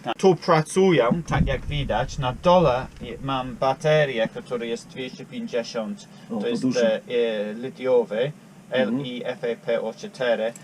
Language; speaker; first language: Polish; non-native, learner; English